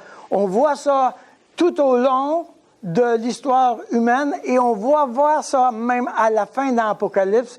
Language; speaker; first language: French; native; French